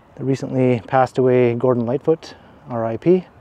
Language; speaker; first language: English; native; English